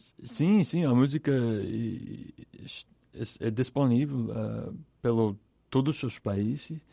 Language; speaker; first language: Portuguese; non-native, learner; English